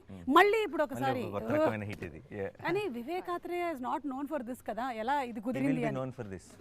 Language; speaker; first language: Telugu; native; Telugu